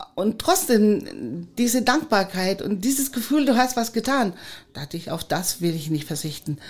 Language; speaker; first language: German; non-native, fluent; Spanish